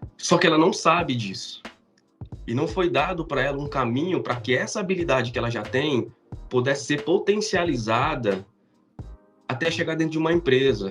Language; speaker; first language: Portuguese; native; Portuguese